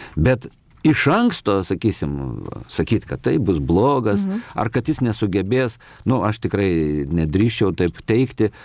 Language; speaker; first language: Lithuanian; native; Lithuanian